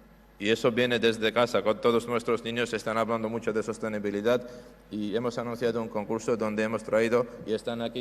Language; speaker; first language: Spanish; non-native, fluent; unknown